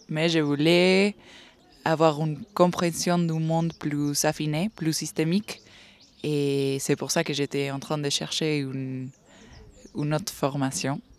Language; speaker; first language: French; non-native, fluent; Spanish